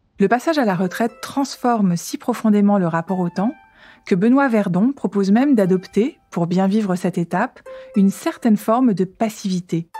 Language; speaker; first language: French; native; French